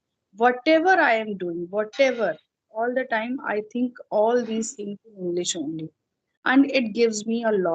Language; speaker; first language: English; non-native, fluent; Hindi